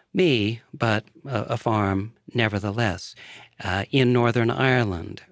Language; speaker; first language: English; native; English